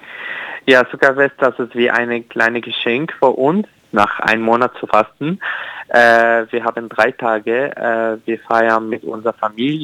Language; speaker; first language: German; non-native, learner; Arabic